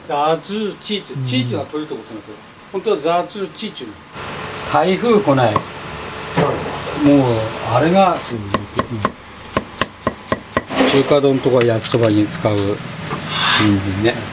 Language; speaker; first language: Japanese; native; Japanese